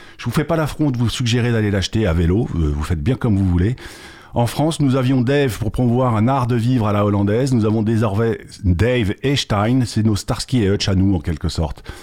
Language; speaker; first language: French; native; French